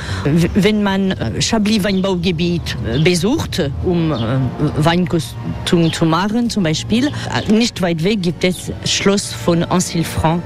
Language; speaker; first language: German; non-native, learner; French